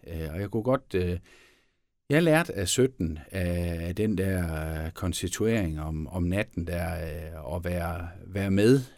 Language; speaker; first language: Danish; native; Danish